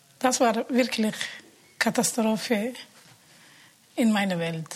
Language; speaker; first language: German; non-native, learner; Somali